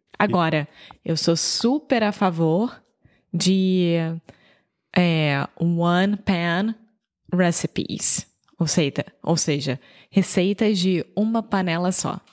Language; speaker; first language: Portuguese; native; Portuguese